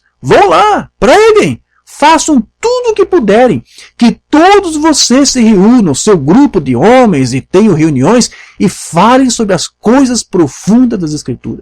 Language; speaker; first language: Portuguese; native; Portuguese